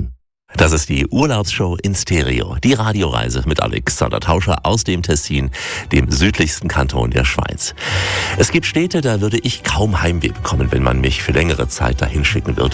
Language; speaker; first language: German; native; German